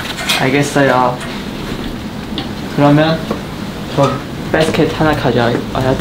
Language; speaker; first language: Korean; non-native, fluent; Chinese